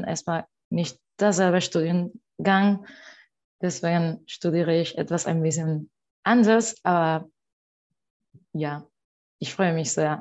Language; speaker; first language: German; non-native, learner; Spanish